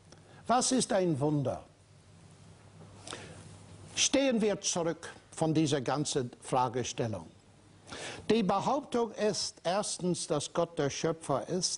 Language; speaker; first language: German; non-native, fluent; English